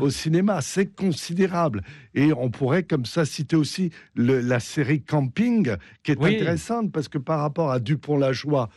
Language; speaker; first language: French; native; French